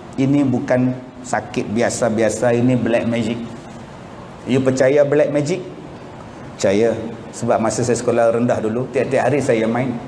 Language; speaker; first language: Malay; native; Malay